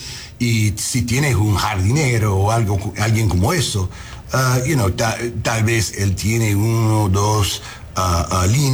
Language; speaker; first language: Spanish; non-native, learner; English